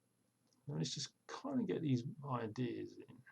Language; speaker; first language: English; native; English